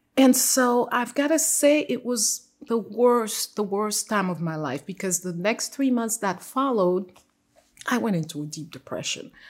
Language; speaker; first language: English; non-native, fluent; Haitian Creole